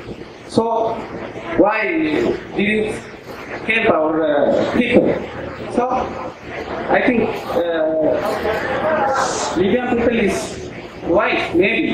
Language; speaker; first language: English; non-native, learner; Oromo